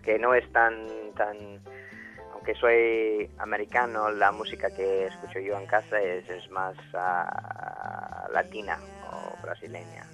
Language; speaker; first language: Spanish; non-native, fluent; English